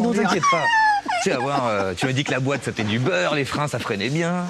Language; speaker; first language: French; native; French